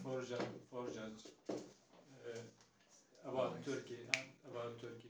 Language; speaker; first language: English; non-native, learner; Turkish